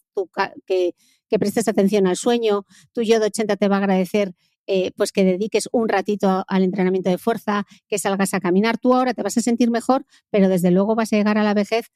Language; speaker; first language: Spanish; native; Spanish